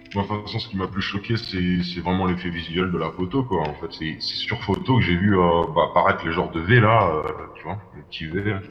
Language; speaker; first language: French; native; French